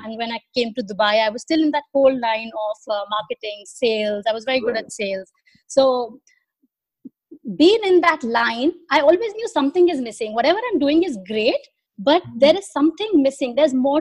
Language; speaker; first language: English; non-native, local second language; Hindi